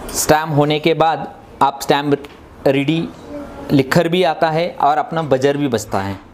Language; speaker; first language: Hindi; non-native, local second language; Marathi